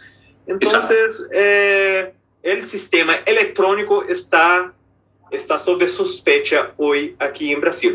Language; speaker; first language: Spanish; non-native, fluent; Portuguese